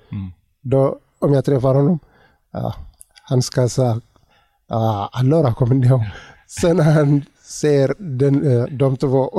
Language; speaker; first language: Swedish; non-native, learner; Tigrinya